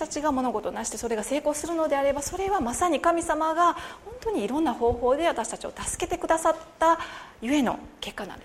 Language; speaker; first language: Japanese; native; Japanese